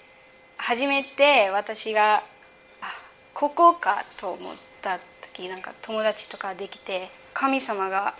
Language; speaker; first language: Japanese; early bilingual, heritage; English